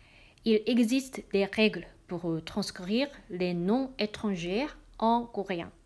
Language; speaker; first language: French; non-native, fluent; Korean